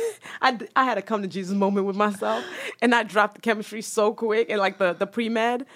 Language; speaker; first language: English; early bilingual, other home language; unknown